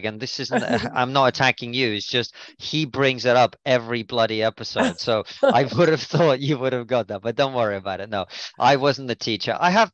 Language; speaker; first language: English; non-native, fluent; Russian